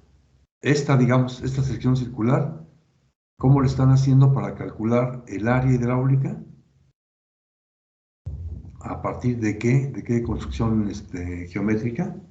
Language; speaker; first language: Spanish; native; Spanish